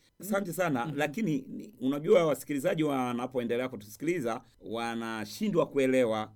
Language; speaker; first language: Swahili; non-native, local second language; Rundi